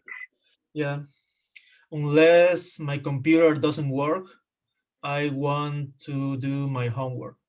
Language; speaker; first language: English; non-native, learner; Spanish